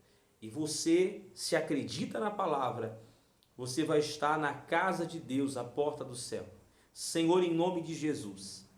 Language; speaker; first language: Portuguese; native; Portuguese